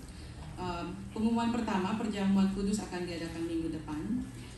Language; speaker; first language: Indonesian; native; Indonesian